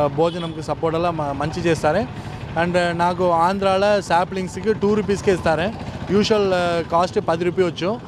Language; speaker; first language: Telugu; non-native, learner; Tamil